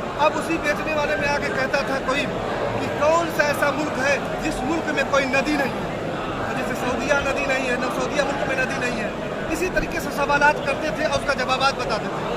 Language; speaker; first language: Urdu; native; Urdu